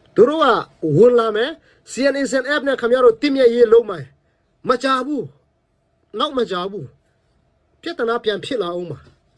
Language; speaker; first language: Burmese; non-native, local second language; Tedim Chin